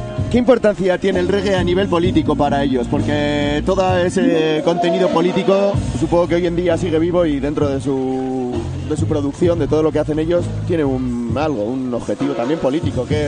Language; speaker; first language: Spanish; native; Spanish